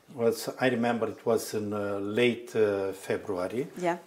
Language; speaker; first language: English; non-native, fluent; Romanian